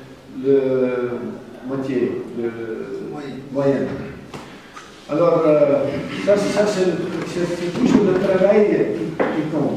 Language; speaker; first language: French; non-native, fluent; German